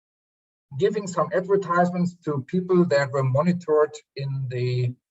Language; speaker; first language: English; non-native, fluent; German